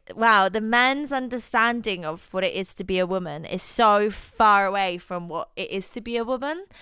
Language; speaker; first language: English; non-native, fluent; Polish